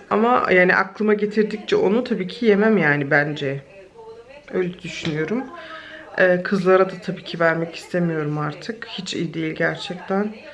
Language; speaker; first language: Turkish; early bilingual, heritage; Turkish